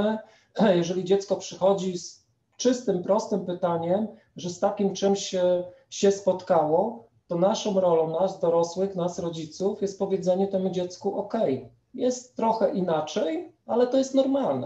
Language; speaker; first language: Polish; native; Polish